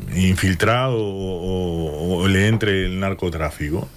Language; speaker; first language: Spanish; native; Spanish